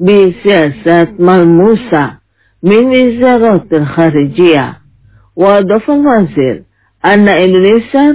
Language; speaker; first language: Arabic; non-native, fluent; Indonesian